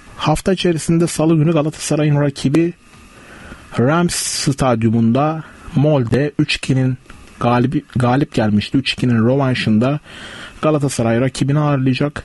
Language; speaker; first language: Turkish; native; Turkish